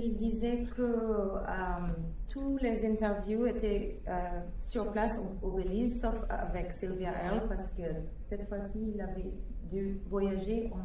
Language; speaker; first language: French; non-native, fluent; English